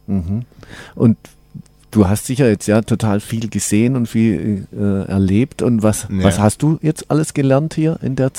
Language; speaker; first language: German; native; German